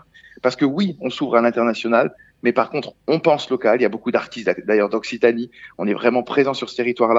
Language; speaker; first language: French; native; French